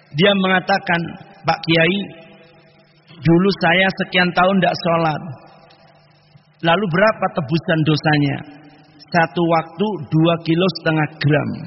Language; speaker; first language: Indonesian; non-native, local second language; Javanese